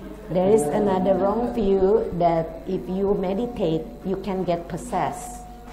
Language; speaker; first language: English; non-native, fluent; Indonesian